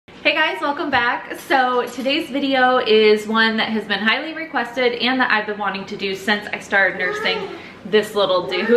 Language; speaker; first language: English; native; English